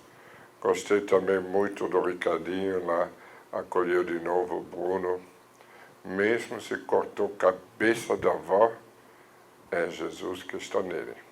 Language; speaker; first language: Portuguese; non-native, fluent; German